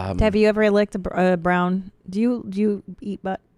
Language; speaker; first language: English; native; English